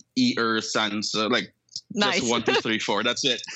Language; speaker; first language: English; non-native, local second language; Filipino